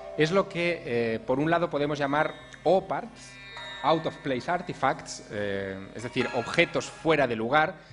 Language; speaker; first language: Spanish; native; Spanish